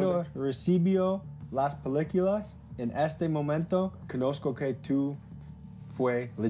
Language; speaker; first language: Spanish; non-native, learner; English